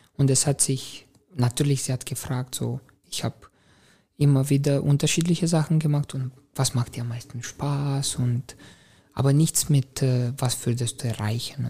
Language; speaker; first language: German; non-native, fluent; Romanian